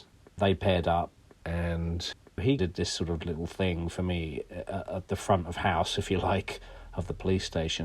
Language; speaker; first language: English; native; English